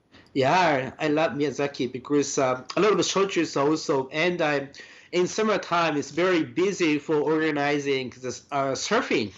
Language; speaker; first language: English; non-native, fluent; Japanese